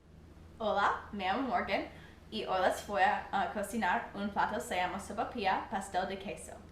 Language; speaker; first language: Spanish; non-native, learner; English